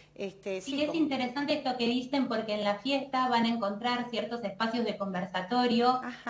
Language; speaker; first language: Spanish; native; Spanish